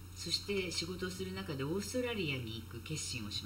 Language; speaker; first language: Japanese; native; Japanese